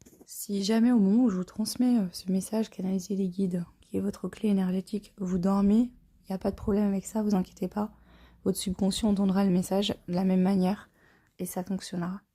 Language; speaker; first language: French; native; French